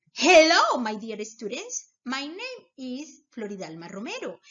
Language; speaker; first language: English; non-native, fluent; Spanish